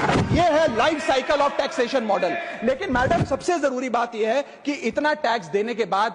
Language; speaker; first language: Hindi; native; Hindi